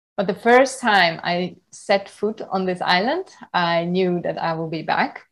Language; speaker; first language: English; non-native, fluent; Hungarian